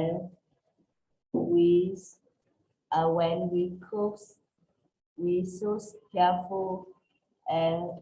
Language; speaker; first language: English; non-native, learner; Vietnamese